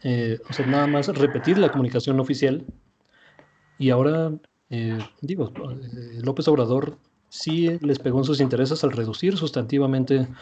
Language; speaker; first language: Spanish; native; Spanish